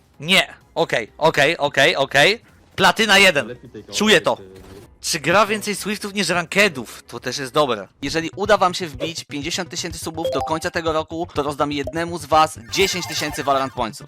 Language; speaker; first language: Polish; native; Polish